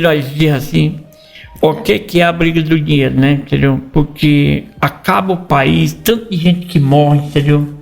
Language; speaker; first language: Portuguese; native; Portuguese